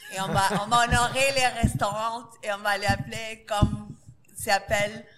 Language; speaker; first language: French; non-native, fluent; Spanish